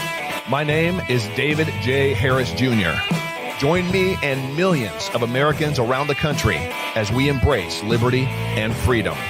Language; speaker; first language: English; native; English